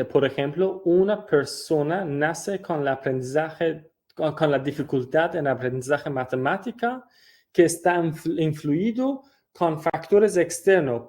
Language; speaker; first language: Spanish; non-native, fluent; Persian